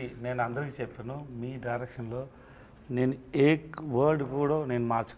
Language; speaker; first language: Telugu; non-native, learner; Tamil